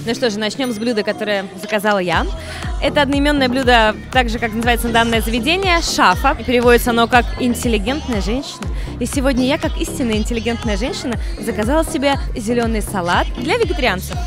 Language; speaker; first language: Russian; native; Russian